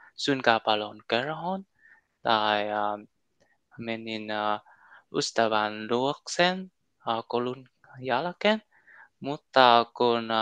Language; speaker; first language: Finnish; non-native, learner; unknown